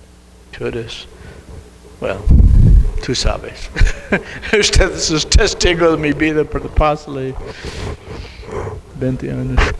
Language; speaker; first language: Spanish; non-native, learner; English